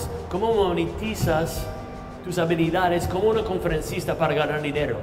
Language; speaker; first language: Spanish; non-native, fluent; English